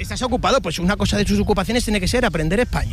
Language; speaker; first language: Spanish; native; Spanish